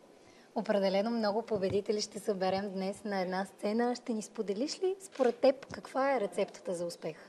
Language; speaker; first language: Bulgarian; native; Bulgarian